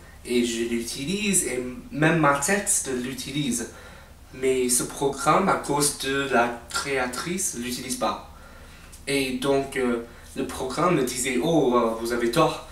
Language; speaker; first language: French; non-native, fluent; English